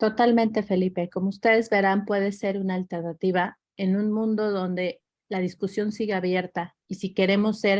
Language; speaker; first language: Spanish; native; Spanish